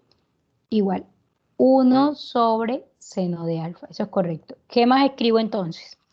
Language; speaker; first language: Spanish; native; Spanish